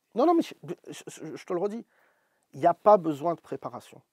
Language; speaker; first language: French; native; French